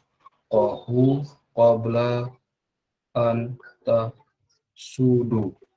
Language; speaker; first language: Arabic; non-native, fluent; Indonesian